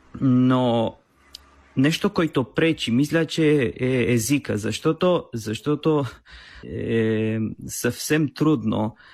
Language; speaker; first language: Bulgarian; non-native, learner; Romanian